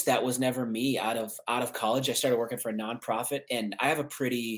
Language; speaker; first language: English; native; English